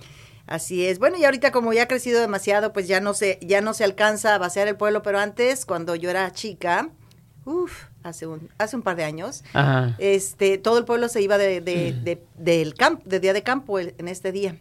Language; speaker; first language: Spanish; native; Spanish